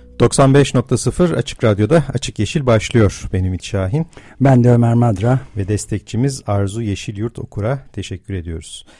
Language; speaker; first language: Turkish; native; Turkish